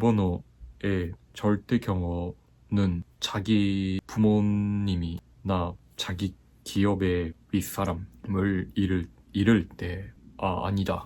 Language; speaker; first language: Korean; non-native, fluent; Japanese